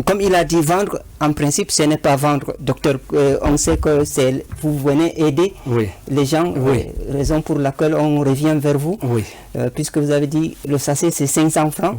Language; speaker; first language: French; non-native, local second language; Fula